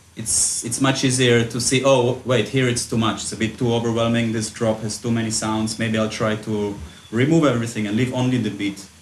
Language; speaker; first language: English; early bilingual, other home language; Russian